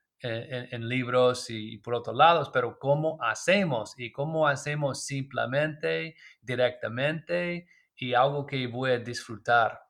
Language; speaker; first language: Spanish; non-native, learner; English